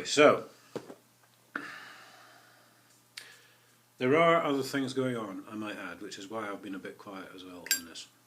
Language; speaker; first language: English; native; English